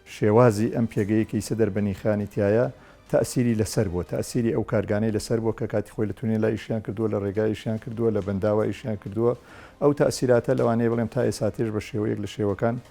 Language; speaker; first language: Central Kurdish; native; Central Kurdish